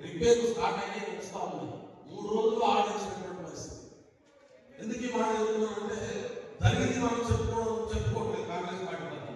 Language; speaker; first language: Telugu; non-native, local second language; Lambadi